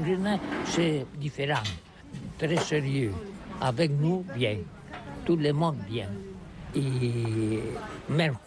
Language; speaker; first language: French; non-native, learner; Catalan